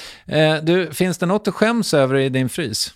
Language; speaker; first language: Swedish; native; Swedish